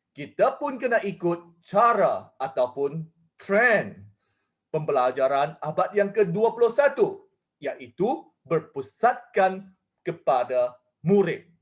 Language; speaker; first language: Malay; non-native, local second language; Chinese